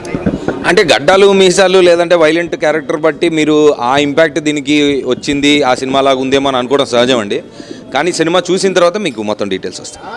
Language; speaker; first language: Telugu; native; Telugu